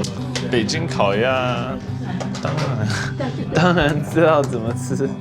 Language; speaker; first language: Chinese; early bilingual, heritage; English